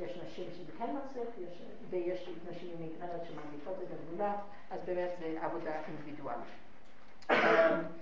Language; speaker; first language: Hebrew; non-native, fluent; English